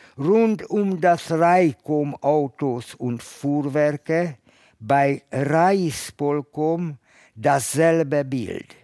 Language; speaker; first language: German; non-native, fluent; Hungarian